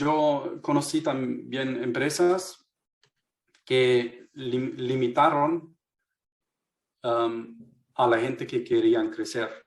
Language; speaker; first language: Spanish; non-native, fluent; German